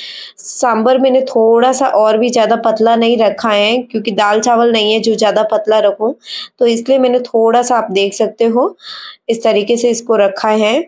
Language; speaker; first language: Hindi; native; Hindi